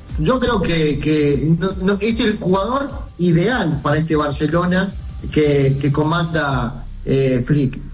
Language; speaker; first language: Spanish; native; Spanish